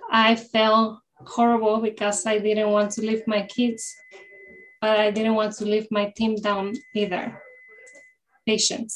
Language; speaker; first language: English; early bilingual, other home language; Spanish